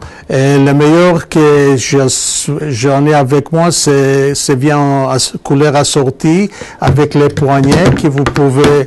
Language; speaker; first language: French; non-native, fluent; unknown